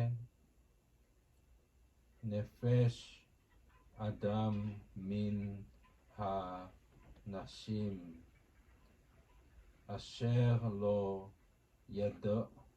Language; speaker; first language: Hebrew; non-native, learner; Japanese